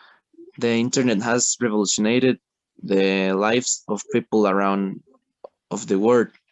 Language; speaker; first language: English; non-native, learner; Spanish